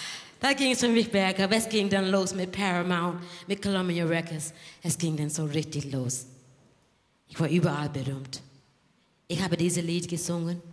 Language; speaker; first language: German; non-native, learner; English